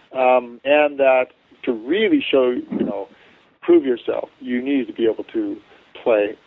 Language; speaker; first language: English; native; English